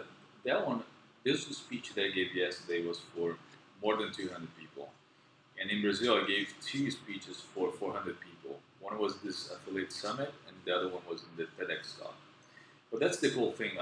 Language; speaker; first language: English; non-native, fluent; Portuguese